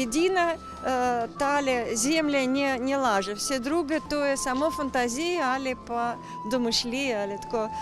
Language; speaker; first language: Slovenian; non-native, learner; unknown